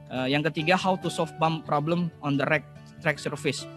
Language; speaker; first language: English; non-native, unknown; Indonesian